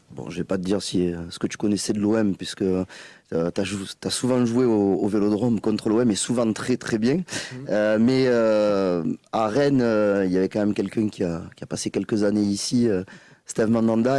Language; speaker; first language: French; native; French